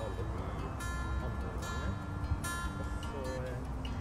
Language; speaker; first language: Norwegian; native; Norwegian